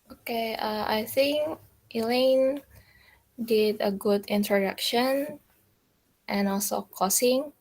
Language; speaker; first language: English; non-native, learner; Indonesian